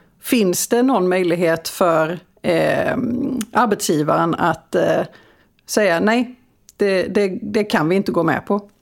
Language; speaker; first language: Swedish; native; Swedish